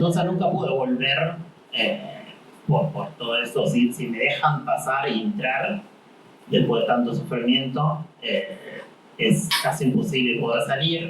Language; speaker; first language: Spanish; non-native, fluent; Arabic